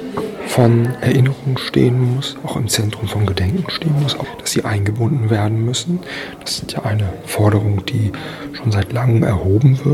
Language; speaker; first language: German; native; German